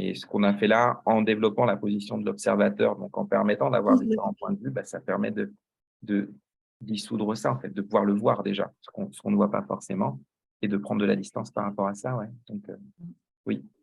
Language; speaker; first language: French; native; French